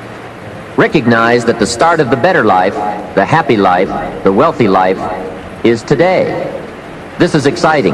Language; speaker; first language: English; native; English